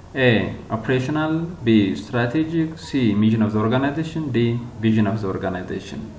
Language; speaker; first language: English; non-native, local second language; Amharic